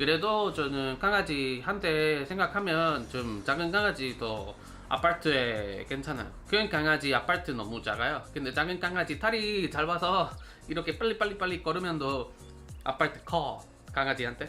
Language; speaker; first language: Korean; non-native, learner; Spanish